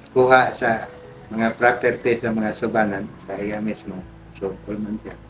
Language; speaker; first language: Cebuano; non-native, local second language; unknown